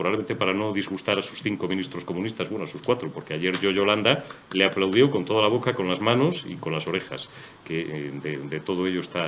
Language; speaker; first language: Spanish; native; Spanish